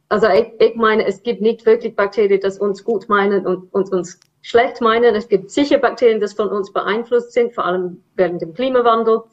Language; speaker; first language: German; non-native, fluent; English